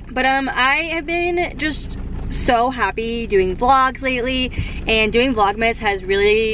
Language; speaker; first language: English; native; English